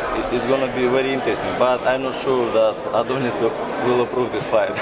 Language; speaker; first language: English; non-native, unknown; Russian